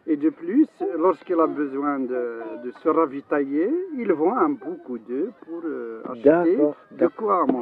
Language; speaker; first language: French; non-native, local second language; Arabic